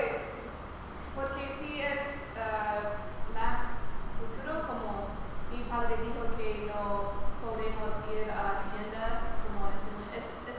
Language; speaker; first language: Spanish; non-native, learner; English